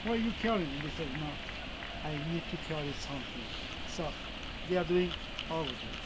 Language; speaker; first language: English; non-native, learner; Spanish